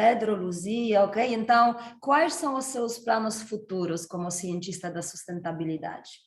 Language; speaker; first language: Portuguese; non-native, fluent; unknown